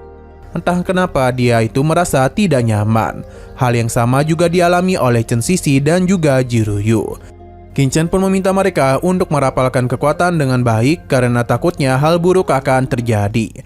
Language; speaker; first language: Indonesian; native; Indonesian